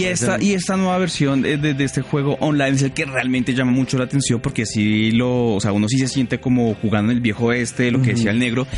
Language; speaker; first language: Spanish; native; Spanish